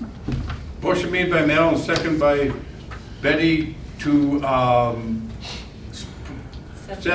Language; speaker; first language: English; native; English